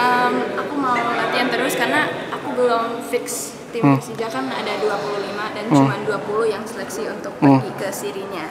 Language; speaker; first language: Indonesian; early bilingual, heritage; English